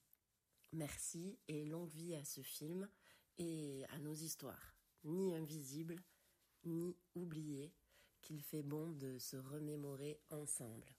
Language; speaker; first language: French; native; French